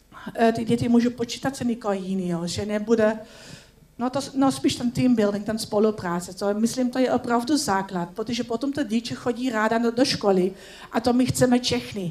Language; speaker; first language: Czech; non-native, learner; Dutch